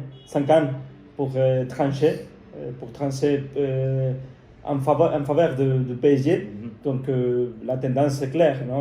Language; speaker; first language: French; non-native, fluent; Spanish